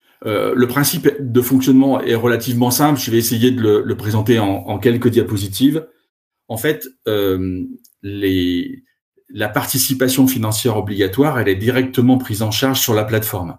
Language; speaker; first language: French; native; French